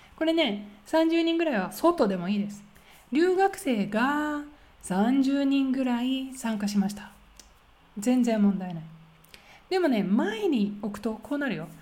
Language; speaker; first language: Japanese; native; Japanese